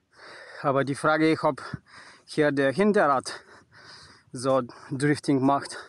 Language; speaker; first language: German; non-native, learner; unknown